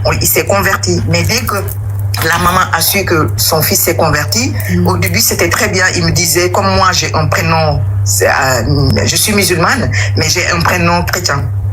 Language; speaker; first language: French; non-native, local second language; Wolof